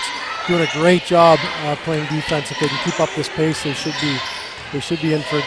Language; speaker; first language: English; native; English